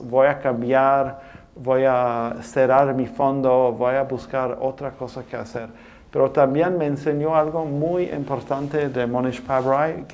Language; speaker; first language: Spanish; non-native, fluent; English